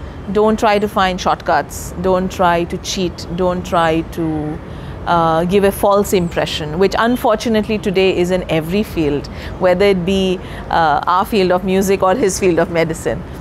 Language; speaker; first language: English; non-native, local second language; Konkani